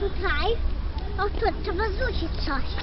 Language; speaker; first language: Polish; early bilingual, heritage; Polish